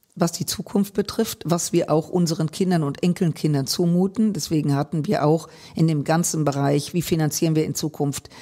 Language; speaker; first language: German; native; German